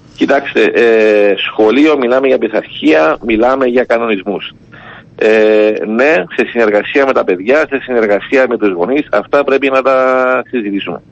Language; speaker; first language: Greek; native; Greek